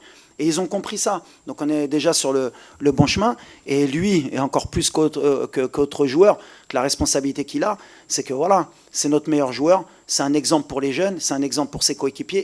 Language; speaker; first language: French; native; French